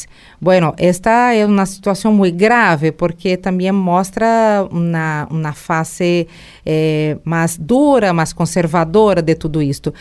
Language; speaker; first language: Spanish; non-native, learner; Portuguese